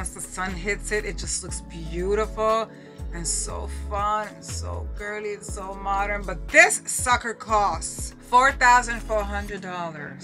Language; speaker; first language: English; early bilingual, other home language; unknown